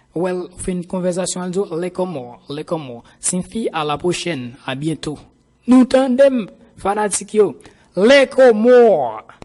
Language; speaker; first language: Haitian Creole; native; Haitian Creole